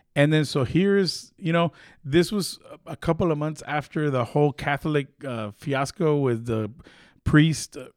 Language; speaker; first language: English; early bilingual, other home language; Spanish